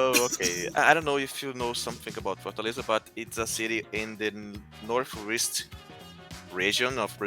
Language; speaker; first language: English; non-native, learner; Portuguese